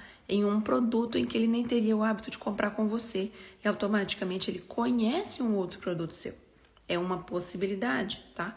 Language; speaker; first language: Portuguese; native; Portuguese